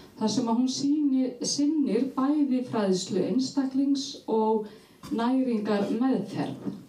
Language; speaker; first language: Icelandic; native; Icelandic